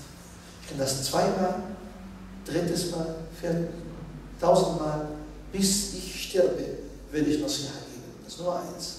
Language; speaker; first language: German; non-native, fluent; Arabic